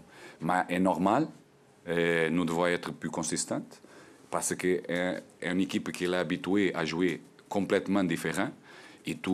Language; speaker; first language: French; non-native, learner; Portuguese